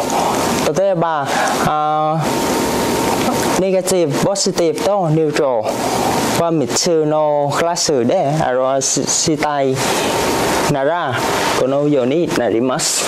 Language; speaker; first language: Japanese; non-native, learner; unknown